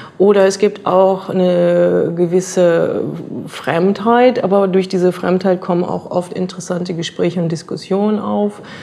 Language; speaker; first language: German; native; German